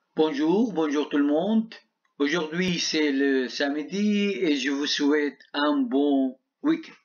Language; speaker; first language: French; non-native, fluent; Arabic